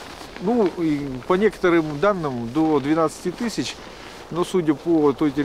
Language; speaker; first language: Russian; native; Russian